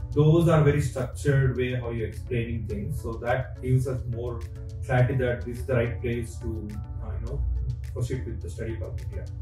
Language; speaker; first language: English; non-native, local second language; Telugu